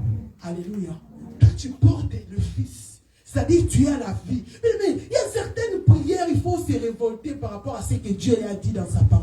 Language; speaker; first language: French; non-native, local second language; Lingala